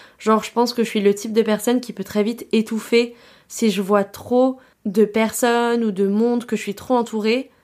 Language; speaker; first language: French; native; French